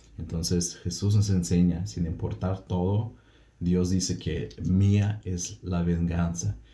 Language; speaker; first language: Spanish; non-native, fluent; Russian